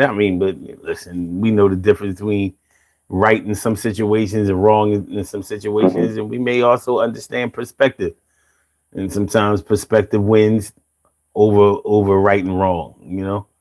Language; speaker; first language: English; native; English